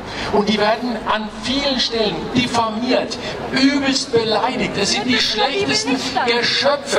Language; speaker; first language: German; native; German